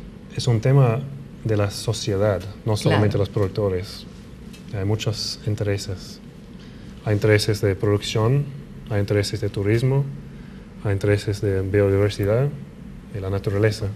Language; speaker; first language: Spanish; non-native, fluent; English